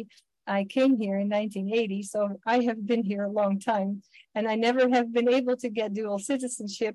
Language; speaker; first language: English; non-native, fluent; Dutch